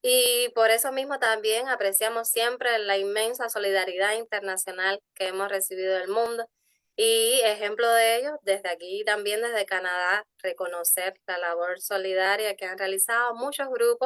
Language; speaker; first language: Spanish; native; Spanish